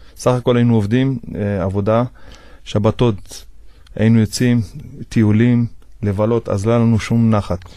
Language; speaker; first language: Hebrew; native; Hebrew